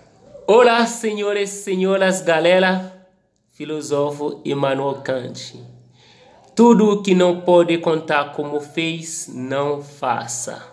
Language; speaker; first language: Portuguese; non-native, local second language; Haitian Creole